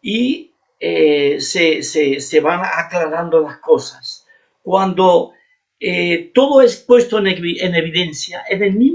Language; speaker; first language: Spanish; native; Spanish